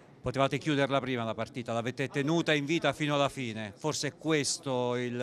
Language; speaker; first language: Italian; native; Italian